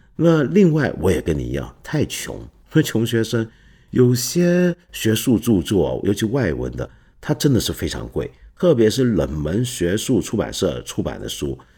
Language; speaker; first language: Chinese; non-native, local second language; Cantonese